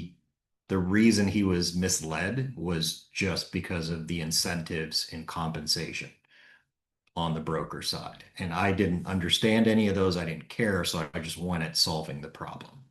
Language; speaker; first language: English; native; English